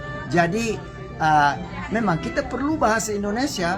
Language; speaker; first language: Indonesian; non-native, local second language; English